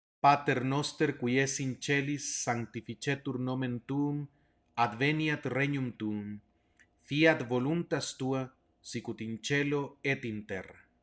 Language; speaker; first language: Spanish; native; Spanish